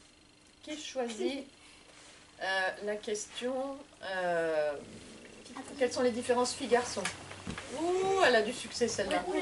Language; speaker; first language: French; native; French